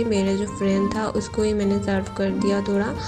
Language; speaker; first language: Hindi; non-native, local second language; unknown